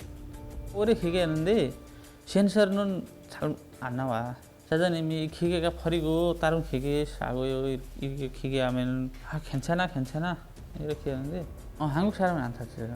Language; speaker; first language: Korean; non-native, learner; Nepali